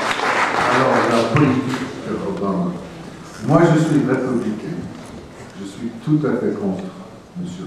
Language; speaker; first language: French; non-native, fluent; English